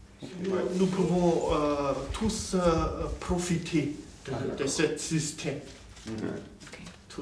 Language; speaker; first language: French; non-native, learner; German